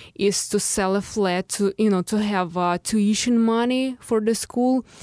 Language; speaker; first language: English; non-native, fluent; Russian